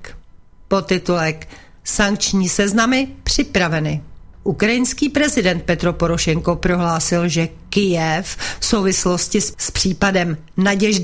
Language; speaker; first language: Czech; native; Czech